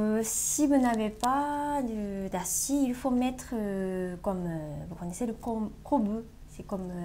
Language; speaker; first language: French; non-native, learner; Japanese